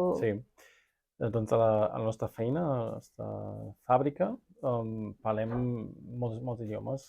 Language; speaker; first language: Catalan; non-native, fluent; German